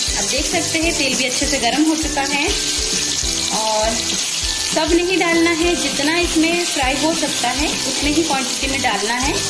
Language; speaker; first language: Hindi; non-native, local second language; Bangla